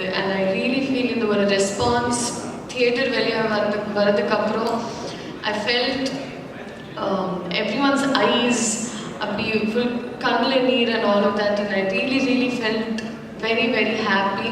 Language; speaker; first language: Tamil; non-native, learner; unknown